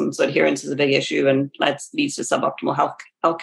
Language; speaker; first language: English; native; English